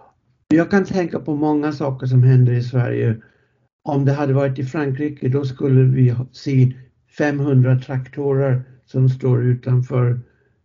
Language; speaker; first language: Swedish; non-native, fluent; English